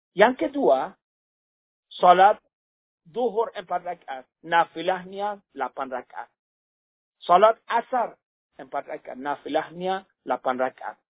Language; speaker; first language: Indonesian; non-native, fluent; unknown